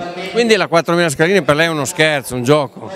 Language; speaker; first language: Italian; native; Italian